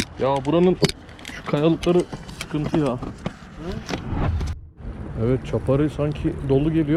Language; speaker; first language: Turkish; native; Turkish